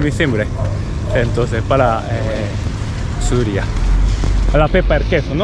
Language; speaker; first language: Spanish; non-native, learner; Japanese